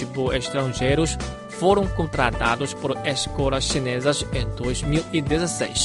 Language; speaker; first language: Portuguese; non-native, fluent; Chinese